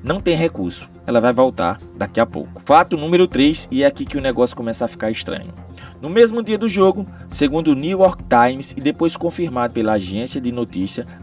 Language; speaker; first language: Portuguese; native; Portuguese